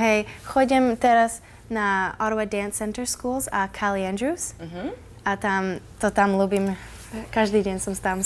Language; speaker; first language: Slovak; early bilingual, heritage; Slovak